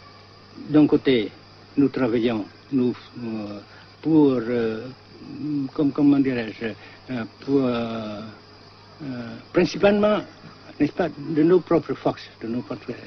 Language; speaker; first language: French; non-native, fluent; Vietnamese